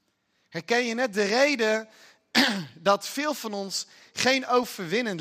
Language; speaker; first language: Dutch; native; Dutch